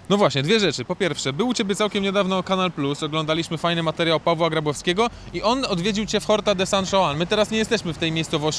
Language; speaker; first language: Polish; native; Polish